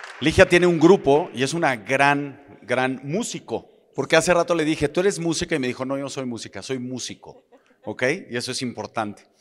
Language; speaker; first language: Spanish; native; Spanish